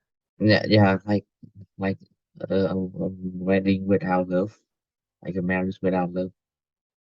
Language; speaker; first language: English; non-native, learner; Vietnamese